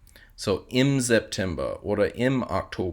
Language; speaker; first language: German; non-native, fluent; English